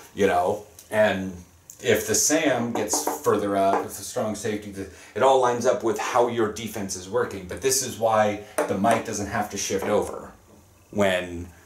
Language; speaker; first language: English; native; English